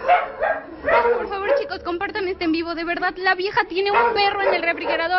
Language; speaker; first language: Spanish; native; Spanish